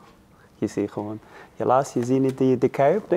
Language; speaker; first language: Dutch; non-native, learner; Persian